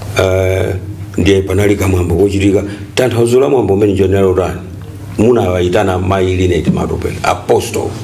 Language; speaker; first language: Nyanja; native; Nyanja